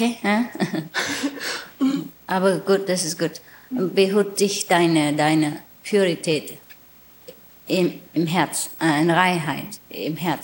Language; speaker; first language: German; non-native, learner; Vietnamese